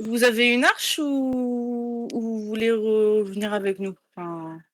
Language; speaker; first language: French; native; French